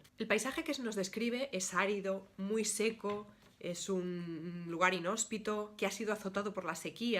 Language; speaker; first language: Spanish; native; Spanish